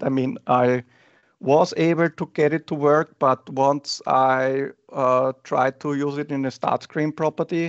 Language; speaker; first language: English; non-native, fluent; German